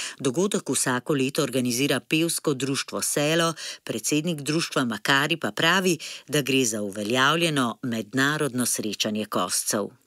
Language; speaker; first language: Slovenian; native; Slovenian